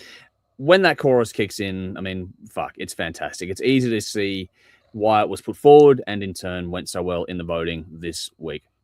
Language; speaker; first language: English; native; English